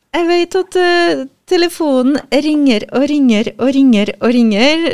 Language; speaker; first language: Norwegian; native; Norwegian